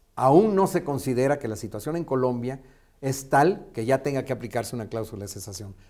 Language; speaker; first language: Spanish; native; Spanish